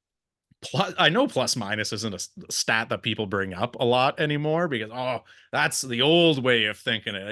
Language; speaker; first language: English; native; English